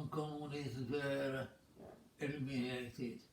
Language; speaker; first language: English; non-native, fluent; Czech